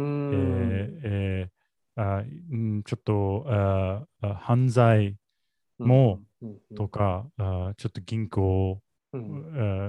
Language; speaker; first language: Japanese; non-native, learner; English